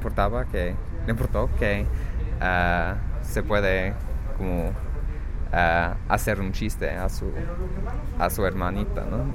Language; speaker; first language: Spanish; non-native, fluent; English